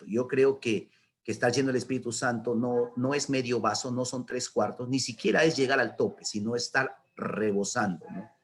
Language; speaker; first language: Spanish; native; Spanish